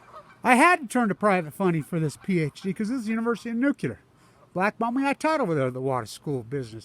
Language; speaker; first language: English; native; English